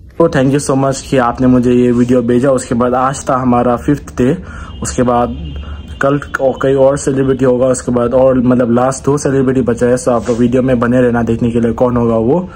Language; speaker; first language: Hindi; non-native, local second language; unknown